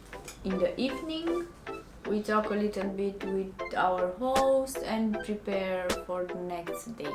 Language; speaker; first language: English; non-native, learner; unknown